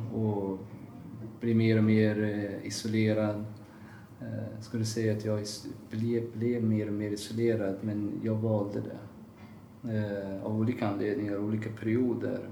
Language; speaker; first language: Swedish; non-native, fluent; Persian